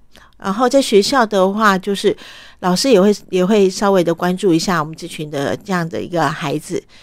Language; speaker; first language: Chinese; early bilingual, other home language; Cantonese